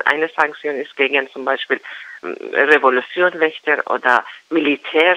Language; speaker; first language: German; non-native, learner; Persian